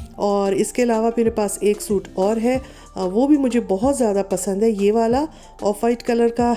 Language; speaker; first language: Urdu; native; Urdu